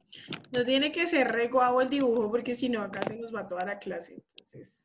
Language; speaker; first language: Spanish; native; Spanish